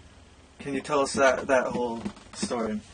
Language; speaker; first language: English; native; English